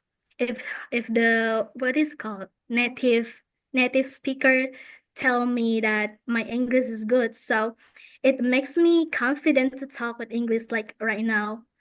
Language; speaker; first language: English; non-native, fluent; Indonesian